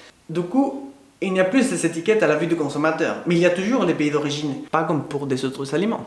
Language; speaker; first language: French; non-native, fluent; Spanish